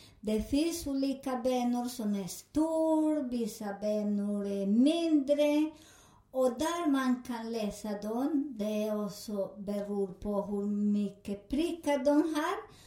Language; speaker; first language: Swedish; non-native, learner; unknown